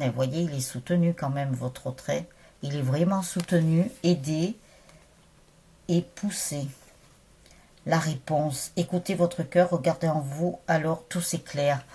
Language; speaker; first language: French; native; French